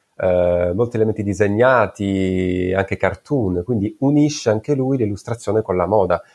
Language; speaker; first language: Italian; native; Italian